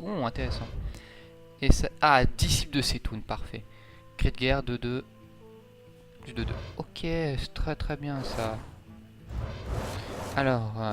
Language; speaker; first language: French; native; French